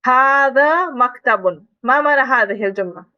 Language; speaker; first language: Arabic; non-native, fluent; Urdu